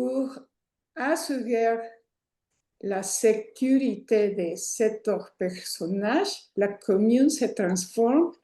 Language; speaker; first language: French; non-native, learner; Spanish